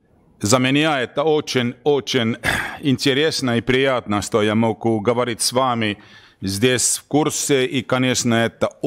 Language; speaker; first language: Russian; non-native, learner; Finnish